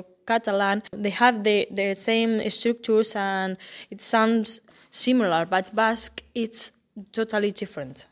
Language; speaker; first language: English; non-native, fluent; Basque